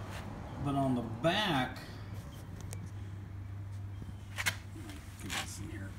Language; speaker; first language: English; native; English